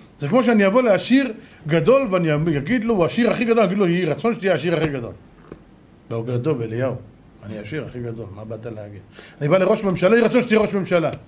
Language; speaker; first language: Hebrew; native; Hebrew